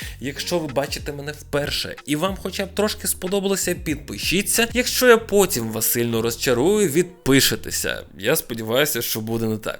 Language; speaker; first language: Ukrainian; non-native, local second language; Russian